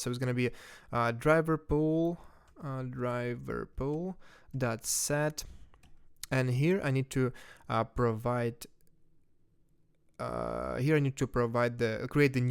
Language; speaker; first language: English; non-native, fluent; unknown